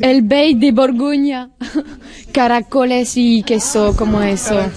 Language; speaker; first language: Spanish; non-native, learner; French